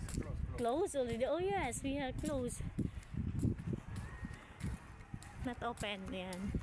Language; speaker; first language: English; non-native, learner; Filipino